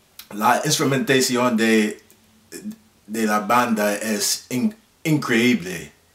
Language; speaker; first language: Spanish; non-native, learner; English